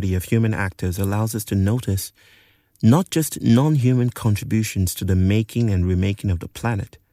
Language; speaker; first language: English; non-native, local second language; Yoruba